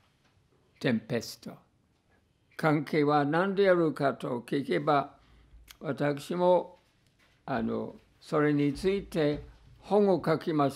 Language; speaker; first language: Japanese; non-native, fluent; English